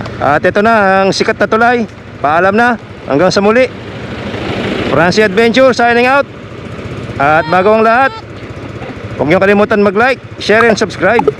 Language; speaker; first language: Filipino; native; Filipino